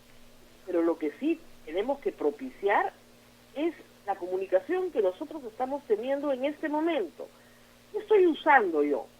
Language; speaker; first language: Spanish; native; Spanish